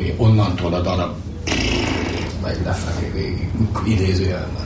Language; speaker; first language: Hungarian; native; Hungarian